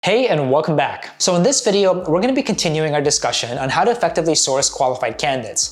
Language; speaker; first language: English; native; English